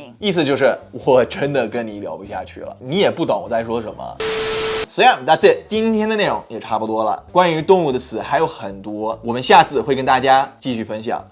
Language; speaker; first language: Chinese; non-native, fluent; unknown